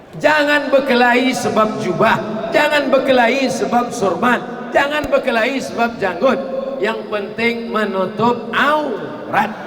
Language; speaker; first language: Malay; native; Malay